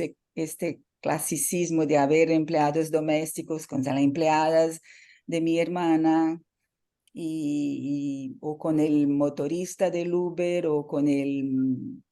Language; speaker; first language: Spanish; non-native, fluent; Portuguese